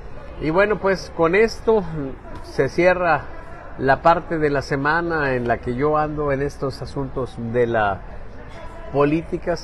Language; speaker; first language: Spanish; native; Spanish